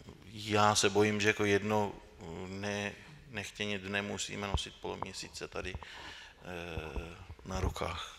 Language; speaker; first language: Czech; non-native, fluent; Turkish